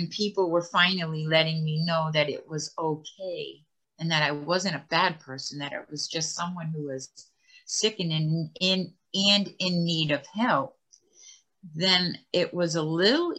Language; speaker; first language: English; native; English